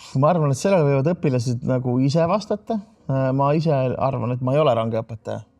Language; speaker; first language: Estonian; native; Estonian